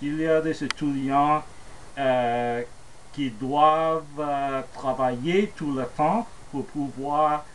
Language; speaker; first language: French; non-native, fluent; English